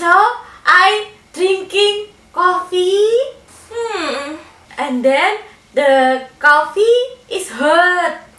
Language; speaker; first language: English; non-native, learner; Javanese